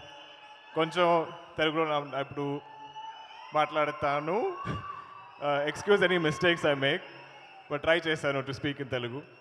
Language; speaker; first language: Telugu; non-native, learner; Malayalam